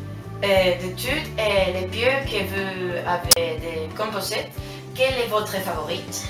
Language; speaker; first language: French; non-native, learner; Spanish